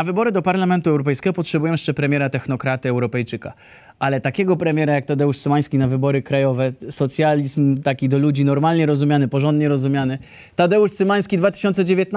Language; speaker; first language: Polish; native; Polish